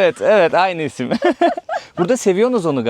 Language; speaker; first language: Turkish; native; Turkish